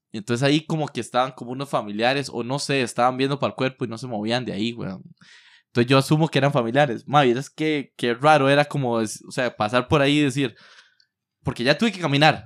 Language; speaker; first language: Spanish; native; Spanish